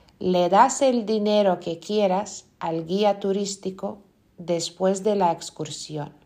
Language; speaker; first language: Spanish; non-native, fluent; Lithuanian